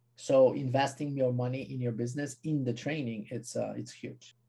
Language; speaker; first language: English; non-native, fluent; Polish